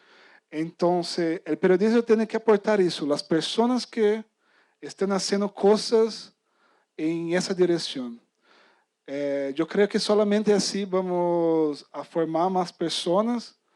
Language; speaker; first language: Spanish; non-native, fluent; Portuguese